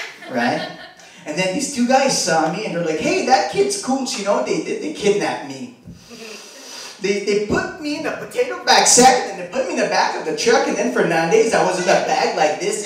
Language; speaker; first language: English; native; English